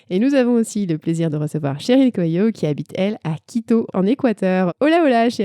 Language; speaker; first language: French; native; French